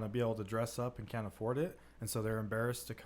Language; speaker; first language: English; native; English